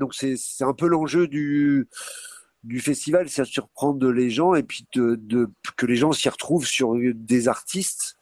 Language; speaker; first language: French; native; French